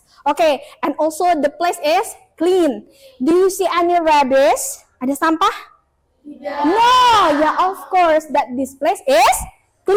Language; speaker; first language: English; non-native, fluent; Indonesian